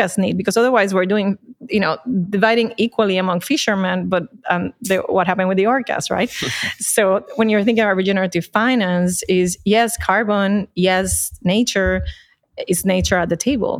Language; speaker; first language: English; non-native, fluent; Spanish